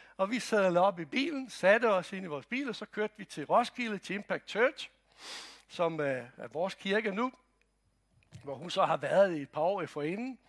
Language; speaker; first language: Danish; non-native, fluent; Croatian